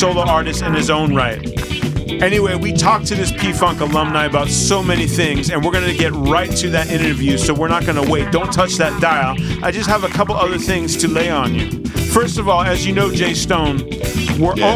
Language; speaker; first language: English; native; English